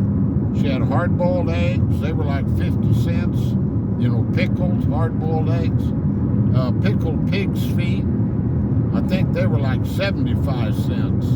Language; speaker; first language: English; native; English